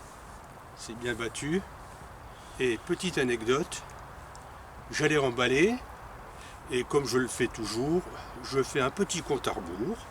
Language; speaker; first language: French; native; French